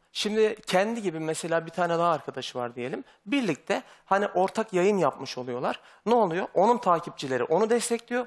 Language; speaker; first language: Turkish; native; Turkish